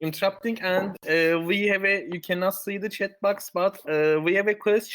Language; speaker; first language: English; non-native, fluent; Turkish